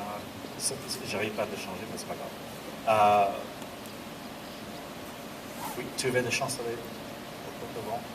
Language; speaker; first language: French; non-native, learner; English